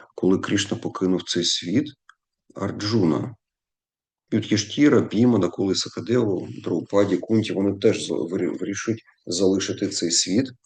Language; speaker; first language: Ukrainian; non-native, local second language; Russian